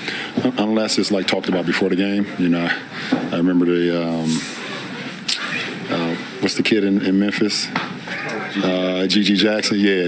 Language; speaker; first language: English; native; English